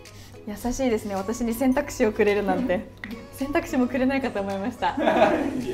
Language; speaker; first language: Japanese; native; Japanese